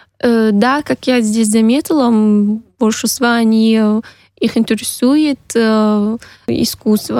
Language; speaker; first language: Russian; non-native, learner; Arabic